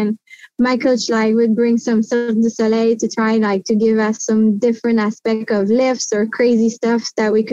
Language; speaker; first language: English; non-native, fluent; French